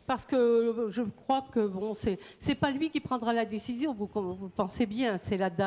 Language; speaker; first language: French; native; French